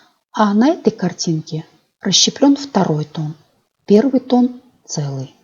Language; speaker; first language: Russian; native; Russian